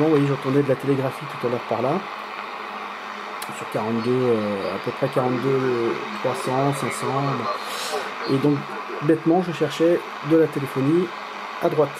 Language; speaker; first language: French; native; French